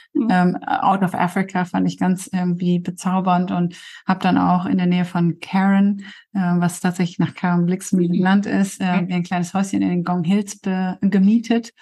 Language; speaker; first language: German; native; German